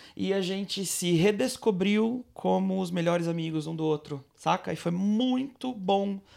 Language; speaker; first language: Portuguese; native; Portuguese